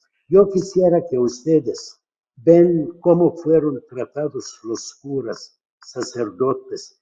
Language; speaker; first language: Spanish; non-native, fluent; Arabic